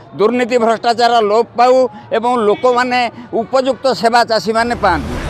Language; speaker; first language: Odia; native; Odia